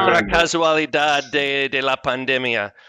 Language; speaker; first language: Spanish; non-native, fluent; English